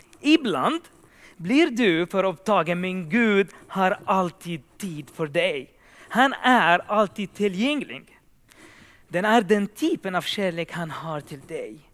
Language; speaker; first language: Swedish; non-native, fluent; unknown